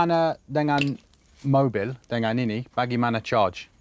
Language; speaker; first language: Indonesian; non-native, learner; English